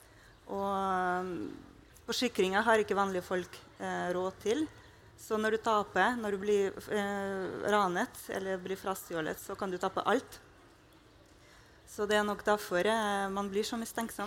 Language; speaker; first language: Norwegian; non-native, fluent; Russian